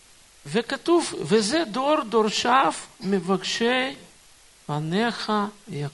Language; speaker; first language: Hebrew; non-native, fluent; Russian